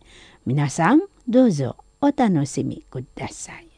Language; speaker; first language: Japanese; non-native, fluent; Indonesian